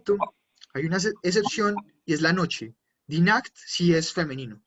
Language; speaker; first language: Spanish; native; Spanish